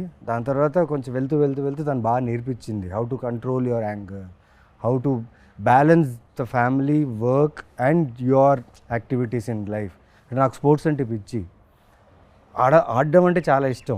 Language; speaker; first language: Telugu; native; Telugu